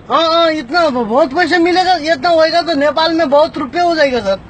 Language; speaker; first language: Hindi; non-native, learner; Nepali